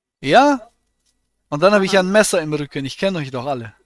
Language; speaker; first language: German; native; German